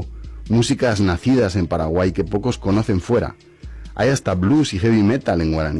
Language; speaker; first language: Spanish; native; Spanish